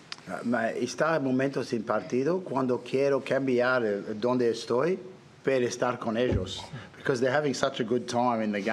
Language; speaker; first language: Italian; non-native, learner; English